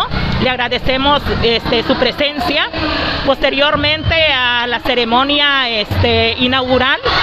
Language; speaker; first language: Spanish; native; Spanish